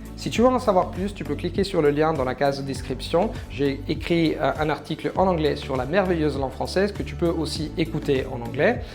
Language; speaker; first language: French; non-native, fluent; Italian